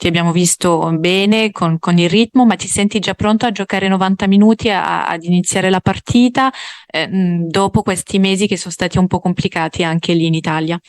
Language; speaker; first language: Italian; native; Italian